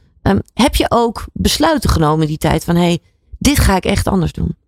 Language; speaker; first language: Dutch; native; Dutch